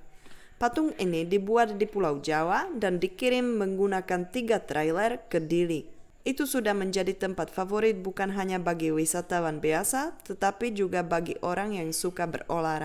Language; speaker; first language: Indonesian; non-native, fluent; Czech